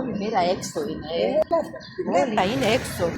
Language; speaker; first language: Greek; non-native, learner; Armenian